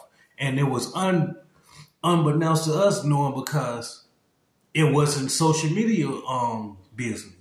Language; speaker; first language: English; native; English